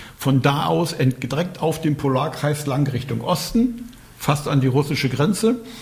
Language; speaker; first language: German; native; German